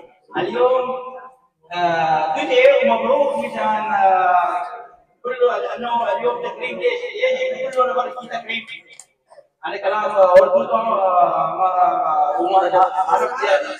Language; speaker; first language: Arabic; non-native, learner; Urdu